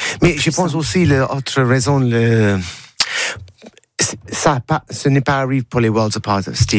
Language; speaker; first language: French; non-native, learner; English